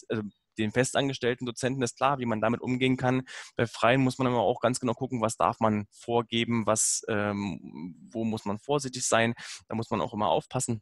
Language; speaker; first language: German; native; German